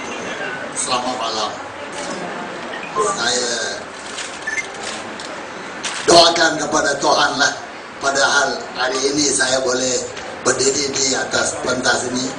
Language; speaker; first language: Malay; non-native, local second language; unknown